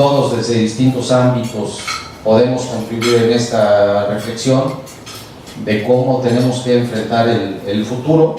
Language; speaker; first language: Spanish; native; Spanish